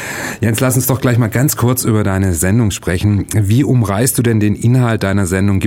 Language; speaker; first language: German; native; German